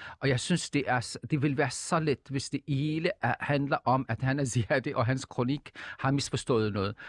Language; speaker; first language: Danish; non-native, fluent; Arabic